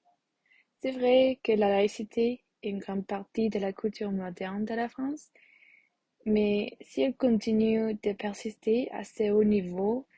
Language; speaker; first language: French; non-native, learner; English